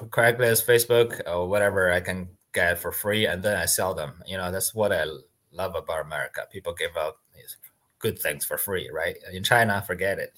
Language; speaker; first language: English; non-native, fluent; Chinese